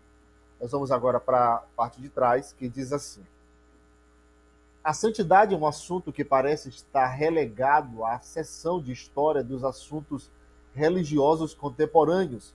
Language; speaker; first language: Portuguese; native; Portuguese